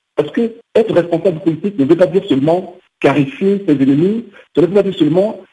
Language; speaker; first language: French; non-native, local second language; Sango